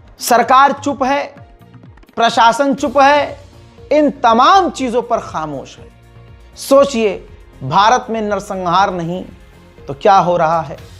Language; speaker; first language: Hindi; native; Hindi